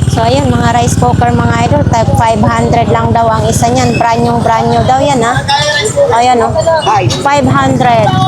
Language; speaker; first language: Filipino; non-native, local second language; Cebuano